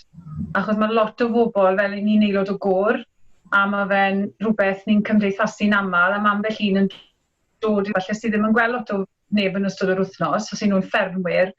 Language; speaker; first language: Welsh; native; Welsh